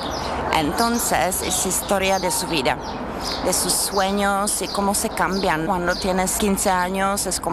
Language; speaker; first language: Spanish; non-native, learner; Czech